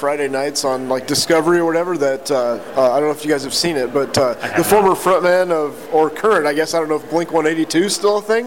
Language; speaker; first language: English; native; English